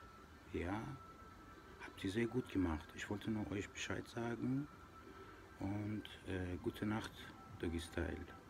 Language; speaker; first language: German; non-native, local second language; Persian